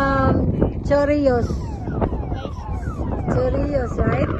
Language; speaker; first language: Spanish; non-native, learner; Filipino